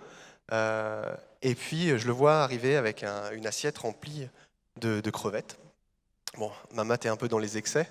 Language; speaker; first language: French; native; French